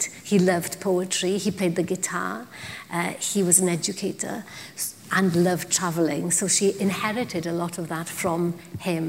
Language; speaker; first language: English; non-native, local second language; Welsh